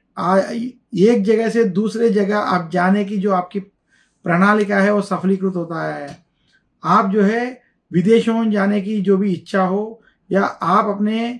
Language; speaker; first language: Hindi; non-native, local second language; Telugu